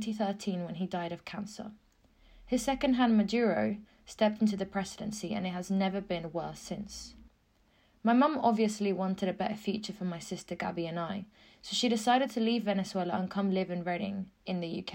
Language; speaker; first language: English; non-native, fluent; Spanish